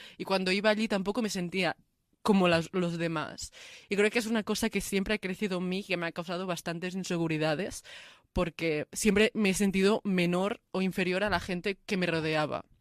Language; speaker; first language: Spanish; early bilingual, other home language; Arabic